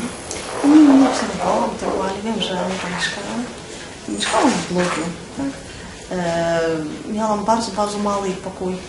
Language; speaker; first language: Polish; non-native, fluent; Russian